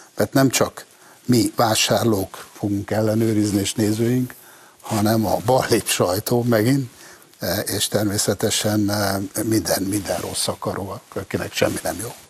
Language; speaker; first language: Hungarian; native; Hungarian